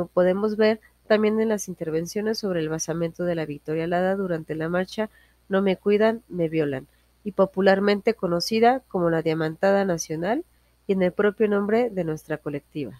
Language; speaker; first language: Spanish; native; Spanish